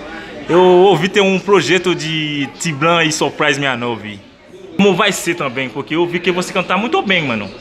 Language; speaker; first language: Portuguese; non-native, fluent; Haitian Creole